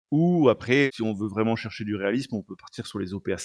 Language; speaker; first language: French; native; French